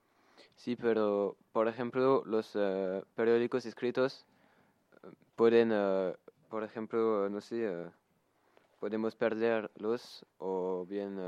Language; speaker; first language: Spanish; non-native, learner; French